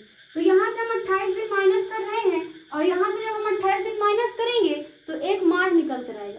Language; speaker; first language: Hindi; native; Hindi